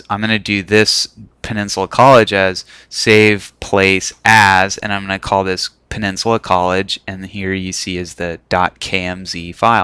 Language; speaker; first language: English; native; English